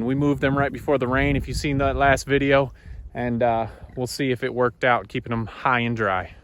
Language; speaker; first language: English; native; English